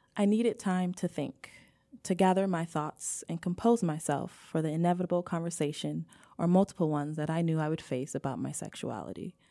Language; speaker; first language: English; native; English